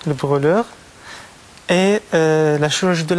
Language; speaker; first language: French; non-native, fluent; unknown